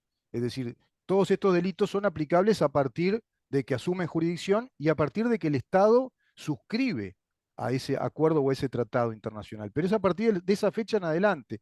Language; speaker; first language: Spanish; native; Spanish